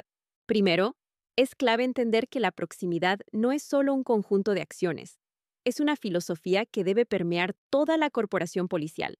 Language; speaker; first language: Spanish; native; Spanish